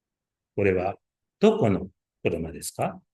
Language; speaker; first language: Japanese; non-native, learner; Uzbek